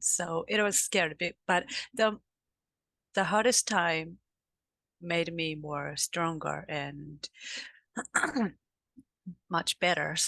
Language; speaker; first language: English; non-native, learner; Japanese